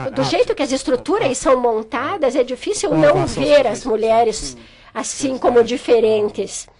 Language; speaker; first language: Portuguese; non-native, fluent; English